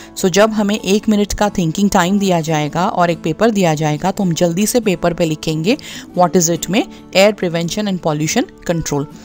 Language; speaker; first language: Hindi; non-native, local second language; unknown